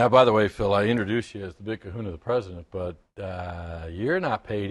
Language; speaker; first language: English; native; English